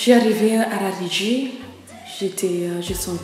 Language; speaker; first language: French; non-native, learner; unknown